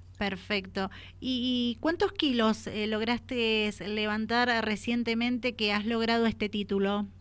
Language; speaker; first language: Spanish; native; Spanish